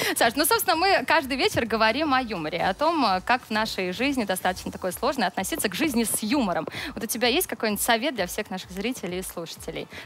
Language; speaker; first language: Russian; native; Russian